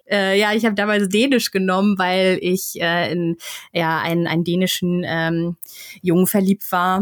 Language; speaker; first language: German; native; German